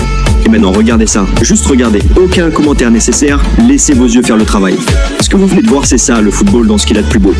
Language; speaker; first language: French; native; French